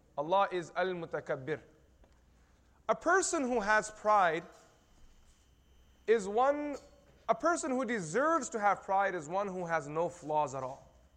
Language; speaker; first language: English; native; English